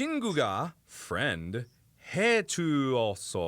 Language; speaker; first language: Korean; non-native, learner; English